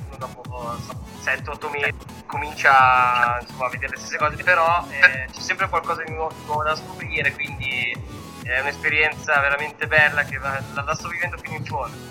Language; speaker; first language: Italian; native; Italian